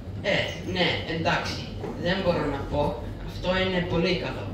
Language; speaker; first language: Greek; early bilingual, heritage; Greek